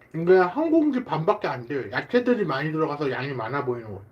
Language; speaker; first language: Korean; native; Korean